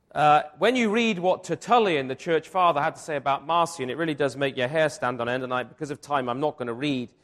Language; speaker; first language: English; native; English